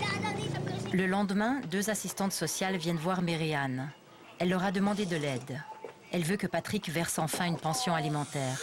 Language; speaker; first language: French; native; French